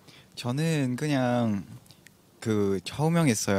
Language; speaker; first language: Korean; non-native, fluent; Vietnamese